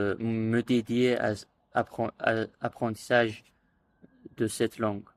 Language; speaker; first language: French; non-native, learner; Azerbaijani